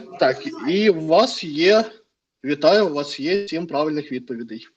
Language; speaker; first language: Ukrainian; non-native, learner; Russian